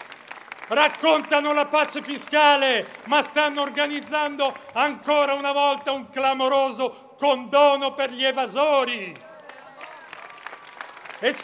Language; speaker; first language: Italian; native; Italian